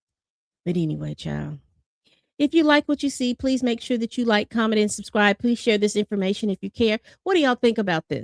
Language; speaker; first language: English; native; English